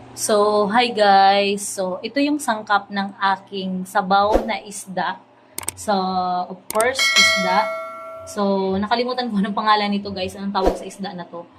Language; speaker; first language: Filipino; non-native, local second language; Cebuano